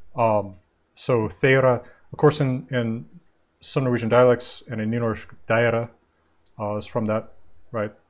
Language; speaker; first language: English; native; English